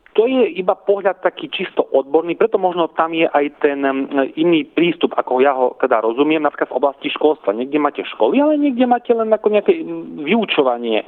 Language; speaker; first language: Slovak; non-native, local second language; Rusyn